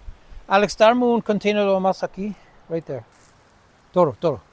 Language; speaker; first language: Spanish; non-native, learner; English